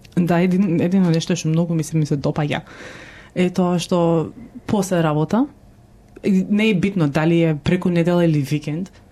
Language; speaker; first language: Macedonian; early bilingual, heritage; Macedonian